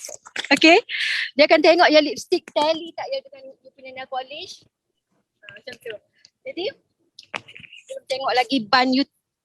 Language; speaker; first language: Malay; native; Malay